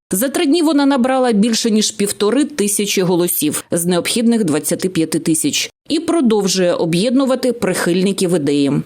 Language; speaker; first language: Ukrainian; native; Ukrainian